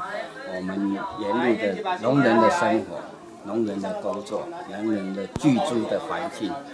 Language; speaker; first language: Chinese; native; Chinese